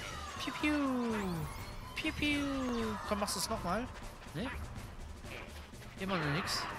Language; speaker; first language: German; native; German